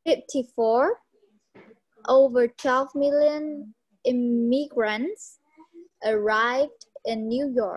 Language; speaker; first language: English; non-native, learner; Vietnamese